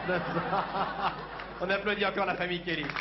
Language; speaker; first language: French; native; French